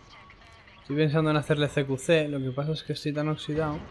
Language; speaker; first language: Spanish; native; Spanish